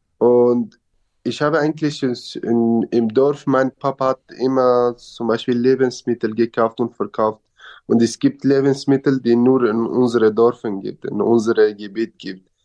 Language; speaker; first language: German; non-native, fluent; Kurdish